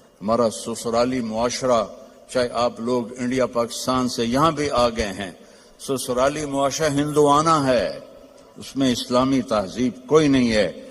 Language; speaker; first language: Urdu; non-native, local second language; Punjabi